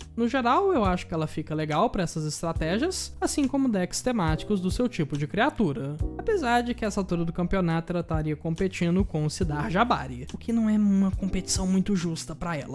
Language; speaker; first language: Portuguese; native; Portuguese